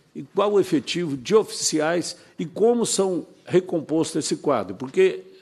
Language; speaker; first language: Portuguese; native; Portuguese